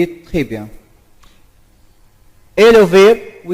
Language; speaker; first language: French; non-native, fluent; Arabic